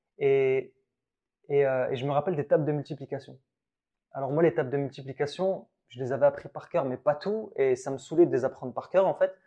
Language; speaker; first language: French; early bilingual, other home language; Arabic